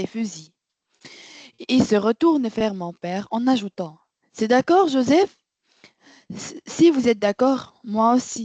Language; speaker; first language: French; non-native, learner; Arabic